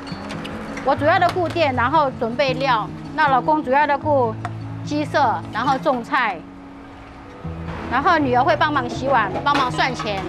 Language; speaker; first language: Chinese; native; Chinese